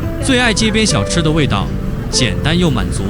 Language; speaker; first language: Chinese; native; Chinese